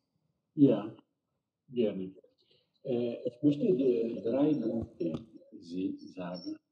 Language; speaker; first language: German; non-native, fluent; Arabic